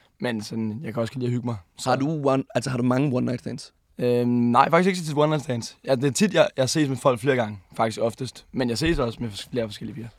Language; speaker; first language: Danish; native; Danish